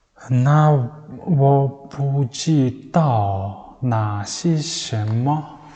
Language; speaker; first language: Chinese; non-native, fluent; Mongolian